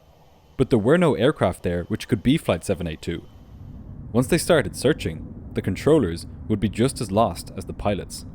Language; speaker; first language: English; native; English